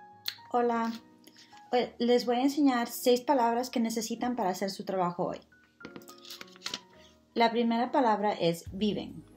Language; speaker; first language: Spanish; early bilingual, heritage; Spanish